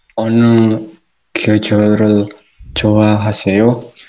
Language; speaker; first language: Korean; non-native, learner; Indonesian